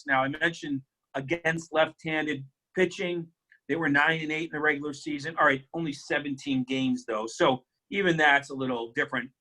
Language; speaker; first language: English; native; English